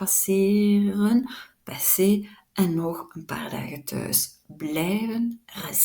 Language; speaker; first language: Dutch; non-native, local second language; French